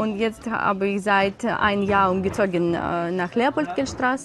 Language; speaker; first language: German; non-native, learner; Ukrainian